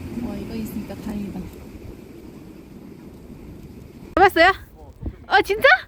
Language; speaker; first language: Korean; non-native, fluent; Chinese